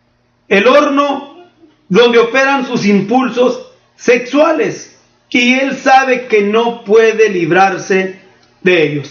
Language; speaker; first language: Spanish; native; Spanish